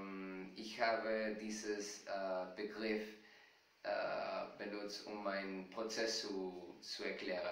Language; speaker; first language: German; non-native, fluent; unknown